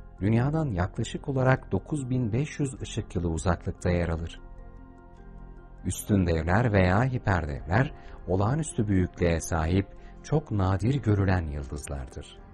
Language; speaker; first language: Turkish; native; Turkish